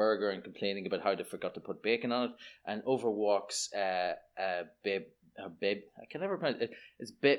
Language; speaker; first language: English; native; English